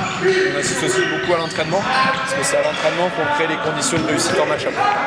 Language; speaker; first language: French; native; French